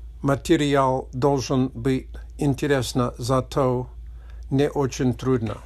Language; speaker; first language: Russian; non-native, learner; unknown